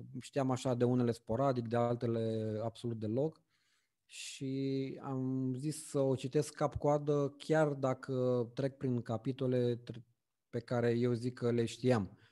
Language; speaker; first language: Romanian; native; Romanian